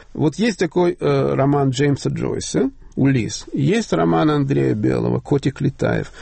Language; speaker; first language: Russian; native; Russian